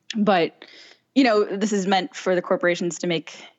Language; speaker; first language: English; native; English